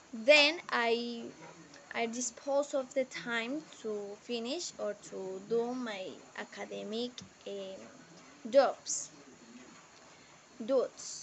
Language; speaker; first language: English; non-native, learner; Spanish